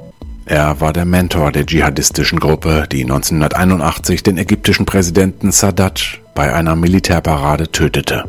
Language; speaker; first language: German; native; German